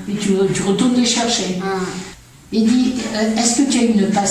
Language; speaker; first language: French; native; French